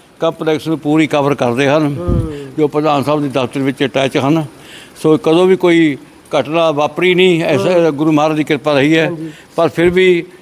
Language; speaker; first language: Punjabi; native; Punjabi